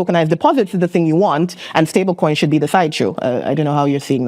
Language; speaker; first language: English; native; English